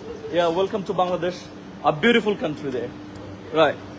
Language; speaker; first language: English; non-native, fluent; Bangla